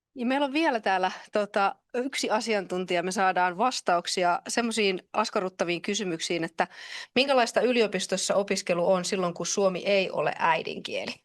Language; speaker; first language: Finnish; native; Finnish